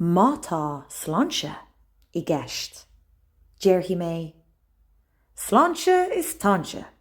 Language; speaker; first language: Irish; non-native, local second language; English